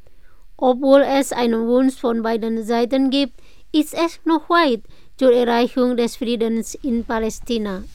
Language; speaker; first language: German; non-native, fluent; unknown